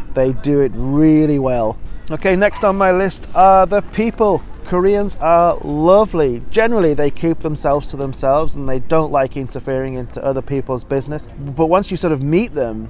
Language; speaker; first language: English; native; English